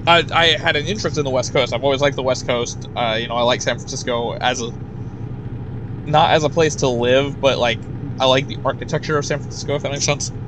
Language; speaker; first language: English; native; English